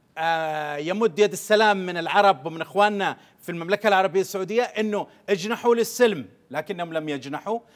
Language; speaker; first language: Arabic; native; Arabic